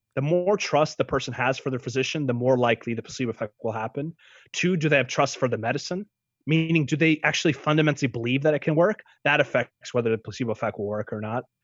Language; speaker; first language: English; early bilingual, other home language; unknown